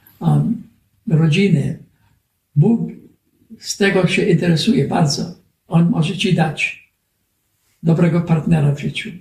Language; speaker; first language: Polish; early bilingual, heritage; Polish